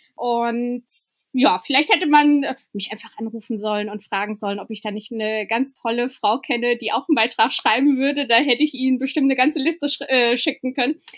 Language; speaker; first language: German; early bilingual, other home language; Albanian